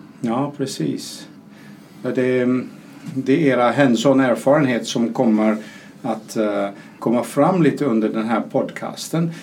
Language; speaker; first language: Swedish; non-native, fluent; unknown